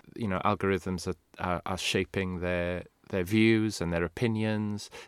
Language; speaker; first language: English; non-native, local second language; Welsh